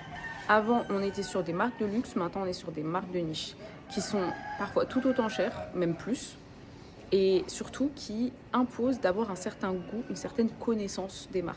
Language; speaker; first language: French; native; French